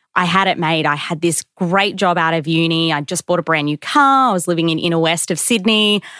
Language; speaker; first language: English; native; English